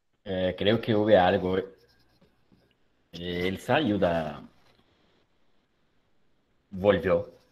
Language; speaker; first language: Spanish; non-native, fluent; Portuguese